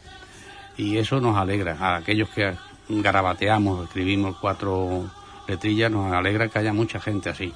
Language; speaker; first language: Spanish; native; Spanish